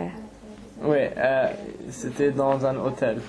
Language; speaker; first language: French; non-native, fluent; English